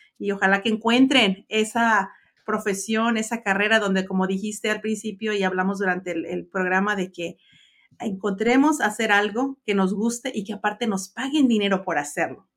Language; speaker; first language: Spanish; native; Spanish